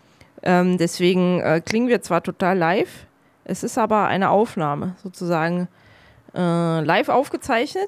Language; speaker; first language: German; native; German